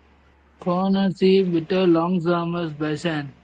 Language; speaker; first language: German; non-native, learner; Tamil